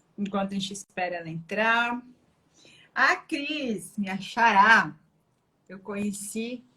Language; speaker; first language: Portuguese; native; Portuguese